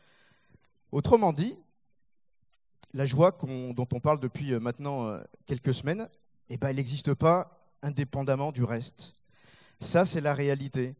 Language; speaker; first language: French; native; French